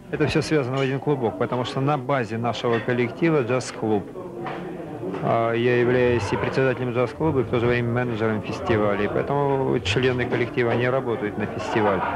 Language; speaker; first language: Russian; native; Russian